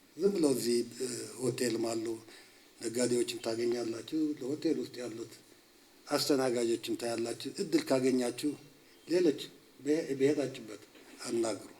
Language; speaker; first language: Amharic; non-native, local second language; Tigrinya